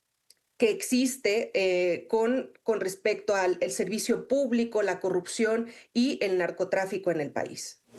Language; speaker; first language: Spanish; native; Spanish